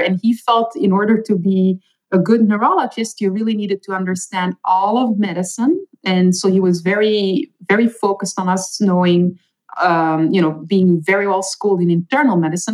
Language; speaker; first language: English; non-native, fluent; Dutch